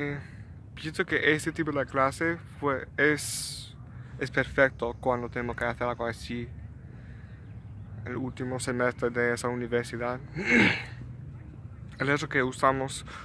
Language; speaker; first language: Spanish; non-native, learner; English